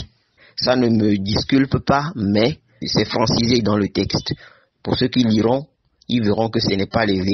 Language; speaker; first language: French; non-native, local second language; Ewe